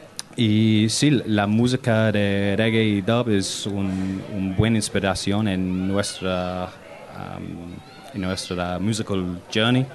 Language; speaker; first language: Spanish; non-native, learner; English